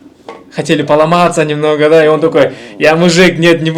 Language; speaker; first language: Russian; native; Russian